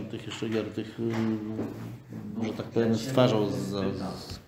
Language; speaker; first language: Polish; native; Polish